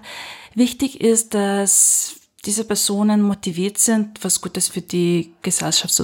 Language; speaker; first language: German; non-native, fluent; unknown